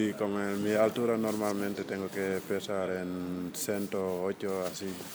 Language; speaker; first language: Spanish; non-native, learner; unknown